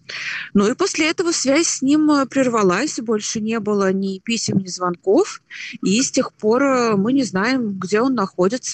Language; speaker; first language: Russian; native; Russian